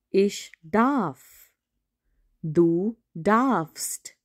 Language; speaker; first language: German; non-native, fluent; Hindi